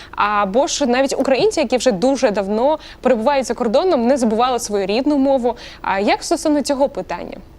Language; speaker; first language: Ukrainian; native; Ukrainian